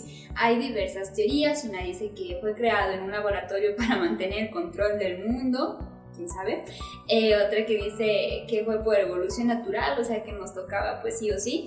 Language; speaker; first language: Spanish; native; Spanish